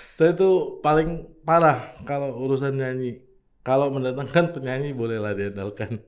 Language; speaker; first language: Indonesian; native; Indonesian